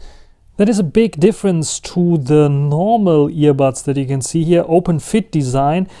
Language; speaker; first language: English; non-native, fluent; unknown